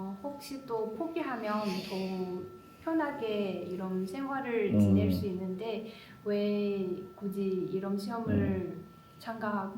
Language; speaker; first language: Korean; non-native, learner; Chinese